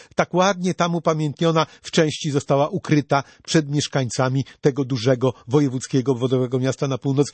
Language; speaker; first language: Polish; native; Polish